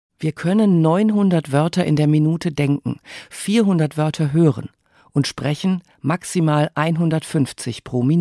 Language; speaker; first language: German; native; German